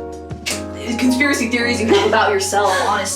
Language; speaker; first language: English; native; English